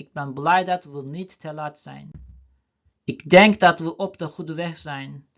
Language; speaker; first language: Dutch; non-native, learner; Turkish